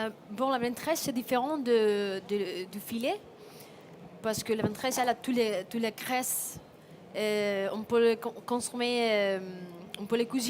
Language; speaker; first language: French; non-native, fluent; Spanish